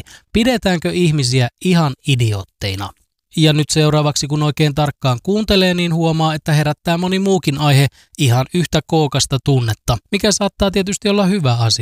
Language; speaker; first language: Finnish; native; Finnish